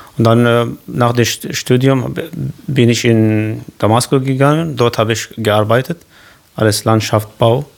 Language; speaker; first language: German; non-native, learner; Kurdish